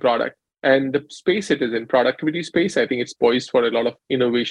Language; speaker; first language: English; non-native, local second language; Hindi